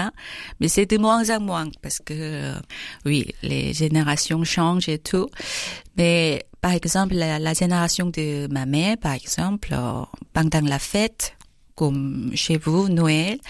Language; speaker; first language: French; non-native, fluent; Korean